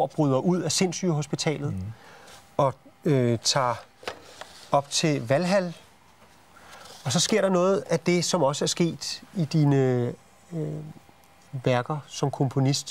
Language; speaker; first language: Danish; native; Danish